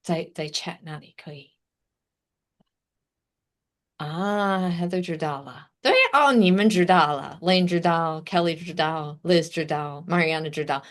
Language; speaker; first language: Chinese; non-native, fluent; English